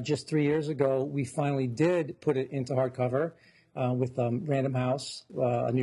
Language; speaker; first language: English; native; English